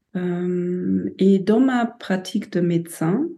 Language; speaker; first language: French; non-native, fluent; German